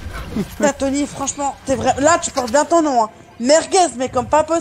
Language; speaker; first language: French; native; French